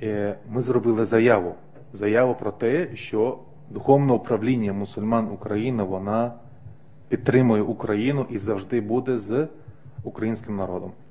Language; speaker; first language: Ukrainian; non-native, fluent; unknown